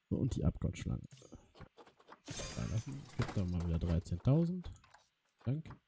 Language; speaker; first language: German; native; German